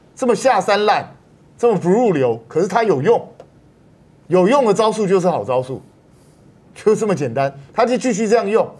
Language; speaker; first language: Chinese; native; Chinese